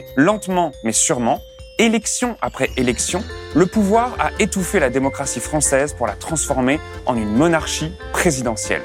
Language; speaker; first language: French; native; French